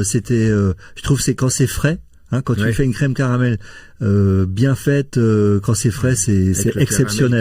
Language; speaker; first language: French; native; French